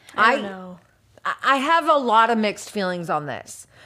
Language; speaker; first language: English; native; English